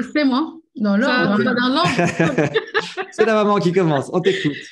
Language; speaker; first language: French; non-native, local second language; Wolof